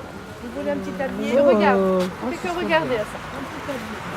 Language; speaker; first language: French; native; French